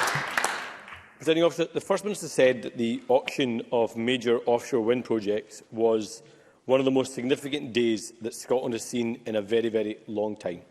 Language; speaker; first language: English; native; English